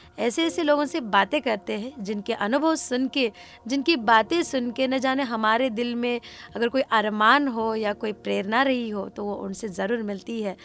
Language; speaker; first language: Hindi; non-native, local second language; Marathi